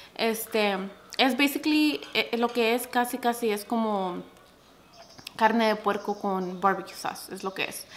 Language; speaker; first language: Spanish; early bilingual, heritage; Spanish